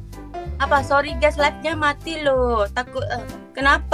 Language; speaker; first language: Indonesian; native; Indonesian